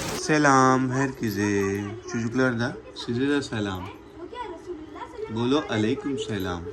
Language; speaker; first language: Turkish; non-native, learner; Urdu